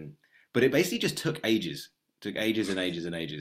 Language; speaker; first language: English; native; English